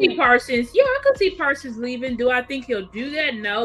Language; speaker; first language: English; native; English